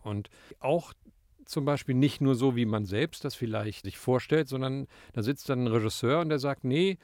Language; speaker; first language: German; native; German